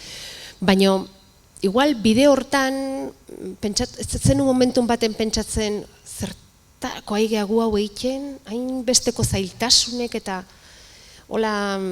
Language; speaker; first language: Basque; native; Basque